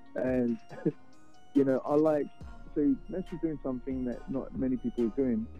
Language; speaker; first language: English; native; English